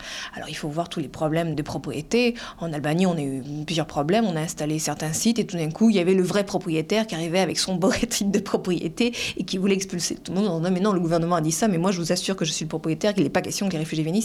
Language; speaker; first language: French; native; French